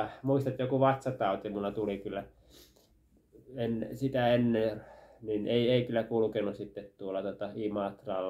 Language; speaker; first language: Finnish; native; Finnish